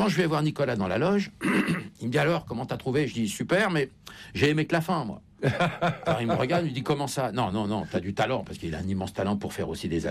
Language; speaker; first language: French; native; French